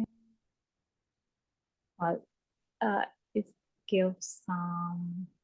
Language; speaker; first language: English; non-native, learner; Indonesian